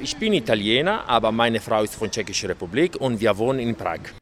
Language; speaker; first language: German; non-native, learner; Italian